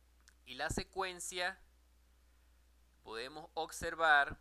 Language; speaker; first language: Spanish; native; Spanish